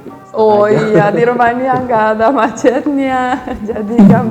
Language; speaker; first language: Indonesian; non-native, fluent; Romanian